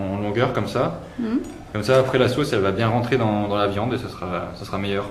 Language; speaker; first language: French; native; French